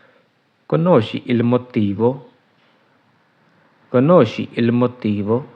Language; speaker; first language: Italian; non-native, learner; Urdu